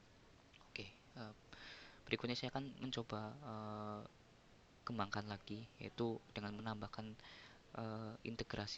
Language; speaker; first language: Indonesian; native; Indonesian